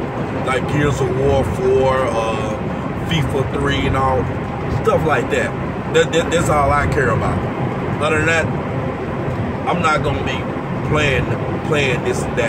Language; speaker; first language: English; native; English